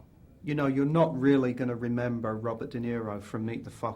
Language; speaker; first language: English; native; English